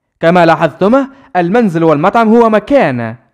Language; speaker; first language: Arabic; native; Arabic